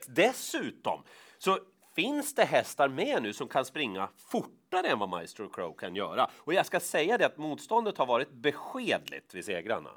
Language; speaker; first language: Swedish; native; Swedish